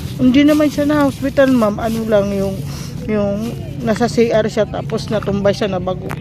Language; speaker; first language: Filipino; non-native, local second language; Waray